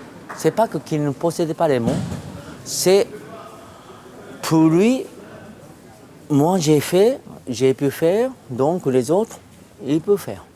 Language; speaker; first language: French; non-native, fluent; Japanese